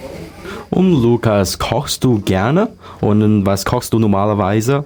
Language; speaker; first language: German; non-native, learner; Chinese